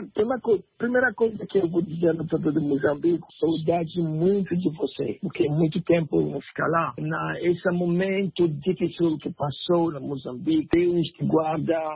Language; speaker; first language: Portuguese; non-native, learner; French